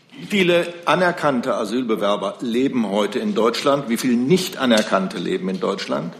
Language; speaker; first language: German; native; German